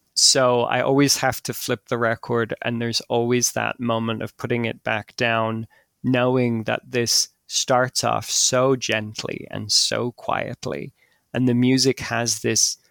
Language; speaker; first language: English; native; English